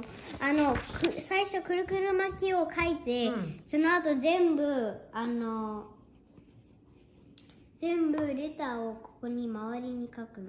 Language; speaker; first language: Japanese; early bilingual, heritage; Japanese